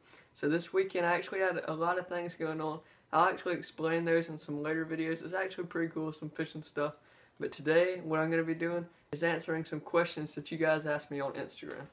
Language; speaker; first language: English; native; English